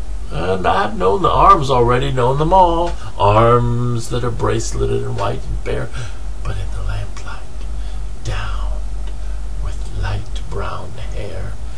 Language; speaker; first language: English; native; English